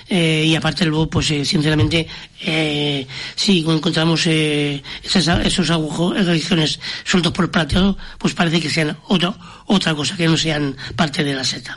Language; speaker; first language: Spanish; native; Spanish